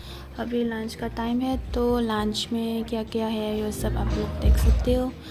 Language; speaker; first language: Hindi; non-native, local second language; Kok Borok